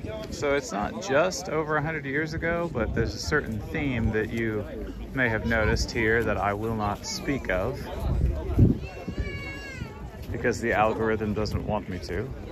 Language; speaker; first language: English; native; English